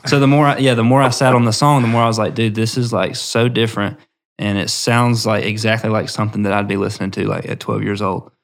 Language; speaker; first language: English; native; English